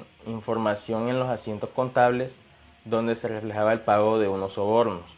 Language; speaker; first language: Spanish; native; Spanish